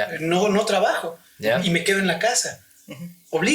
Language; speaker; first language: Spanish; native; Spanish